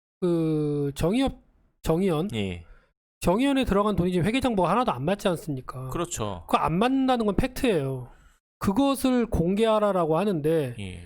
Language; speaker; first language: Korean; native; Korean